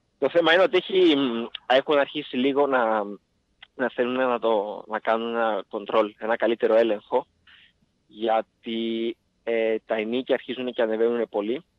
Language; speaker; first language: Greek; native; Greek